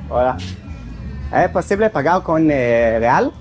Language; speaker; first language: Spanish; non-native, learner; English